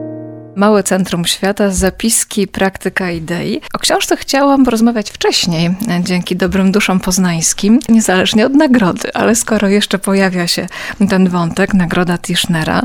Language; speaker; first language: Polish; native; Polish